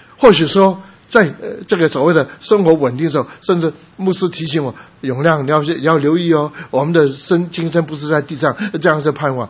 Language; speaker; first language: Chinese; non-native, local second language; Cantonese